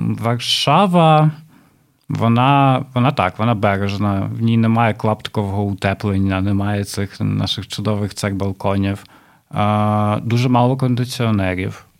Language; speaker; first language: Ukrainian; non-native, local second language; Russian